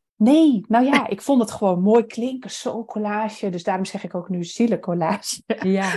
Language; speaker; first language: Dutch; native; Dutch